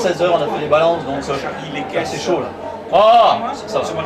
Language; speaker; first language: French; native; French